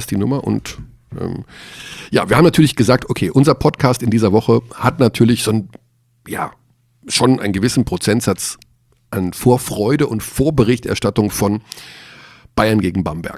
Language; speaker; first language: German; native; German